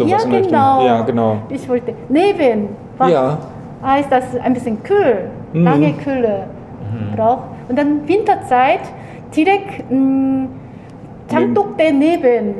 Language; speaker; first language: German; non-native, learner; Korean